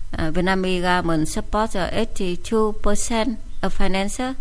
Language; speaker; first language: English; non-native, fluent; Vietnamese